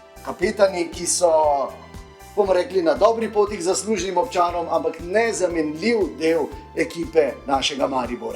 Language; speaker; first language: Slovenian; native; Slovenian